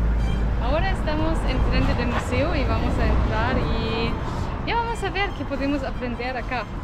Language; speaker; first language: Spanish; non-native, fluent; German